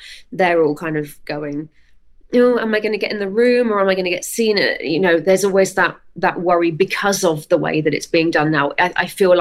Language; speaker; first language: English; native; English